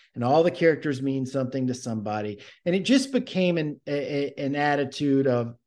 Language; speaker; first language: English; native; English